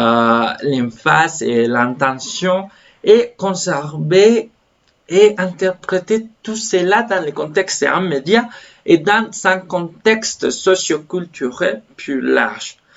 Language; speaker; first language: French; non-native, fluent; Spanish